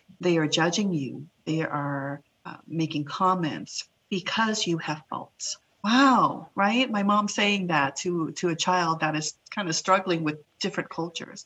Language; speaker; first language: English; early bilingual, other home language; Lao